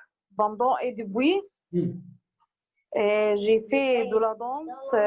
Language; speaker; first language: French; non-native, learner; Arabic